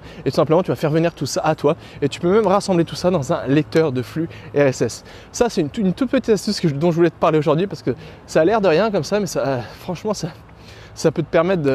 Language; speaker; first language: French; native; French